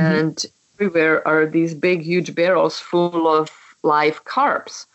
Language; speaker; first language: English; non-native, fluent; Czech